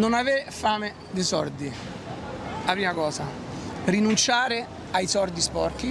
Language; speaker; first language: Italian; native; Italian